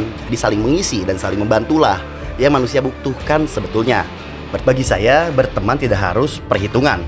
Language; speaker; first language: Indonesian; native; Indonesian